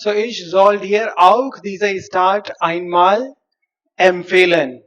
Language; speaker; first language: German; non-native, fluent; Hindi